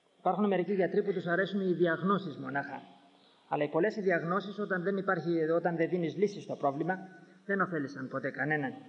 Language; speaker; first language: Greek; native; Greek